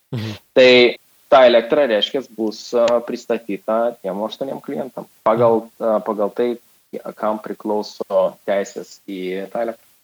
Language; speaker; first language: Lithuanian; non-native, local second language; Russian